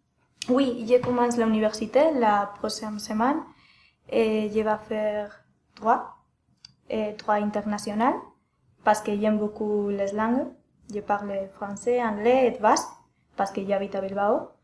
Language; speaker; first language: French; non-native, learner; Spanish